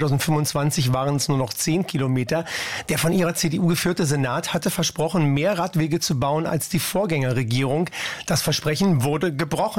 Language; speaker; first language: German; native; German